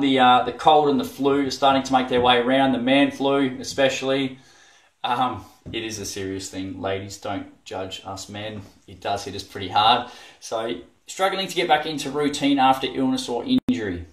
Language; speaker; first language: English; native; English